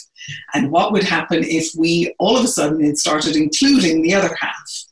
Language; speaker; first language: English; native; English